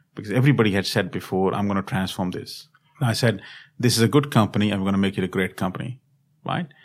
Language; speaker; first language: English; non-native, local second language; Hindi